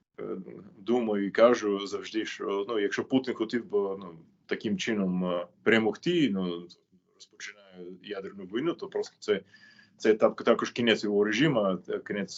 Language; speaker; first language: Ukrainian; non-native, fluent; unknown